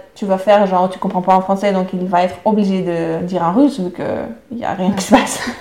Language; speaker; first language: French; non-native, fluent; Russian